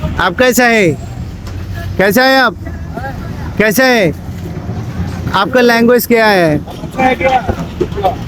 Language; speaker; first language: Hindi; non-native, learner; Bangla